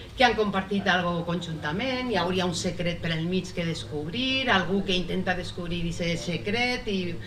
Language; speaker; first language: Catalan; native; Catalan